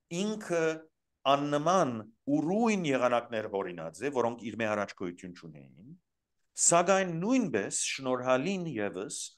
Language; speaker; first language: Armenian; early bilingual, heritage; Armenian